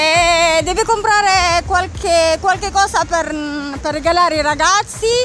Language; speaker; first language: Italian; non-native, learner; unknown